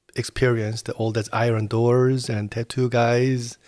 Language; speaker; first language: English; non-native, fluent; Korean